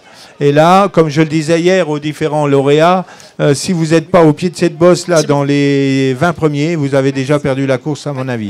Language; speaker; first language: French; native; French